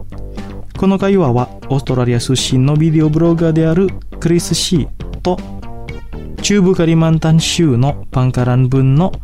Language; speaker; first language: Japanese; non-native, fluent; Indonesian